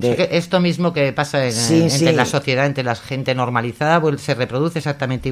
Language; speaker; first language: Spanish; native; Spanish